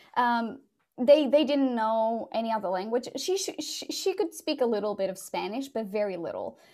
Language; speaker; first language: English; non-native, fluent; Portuguese